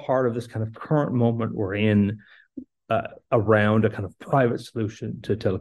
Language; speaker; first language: English; native; English